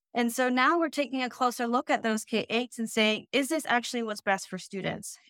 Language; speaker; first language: English; early bilingual, other home language; Dutch